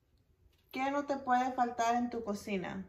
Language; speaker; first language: Spanish; early bilingual, heritage; Spanish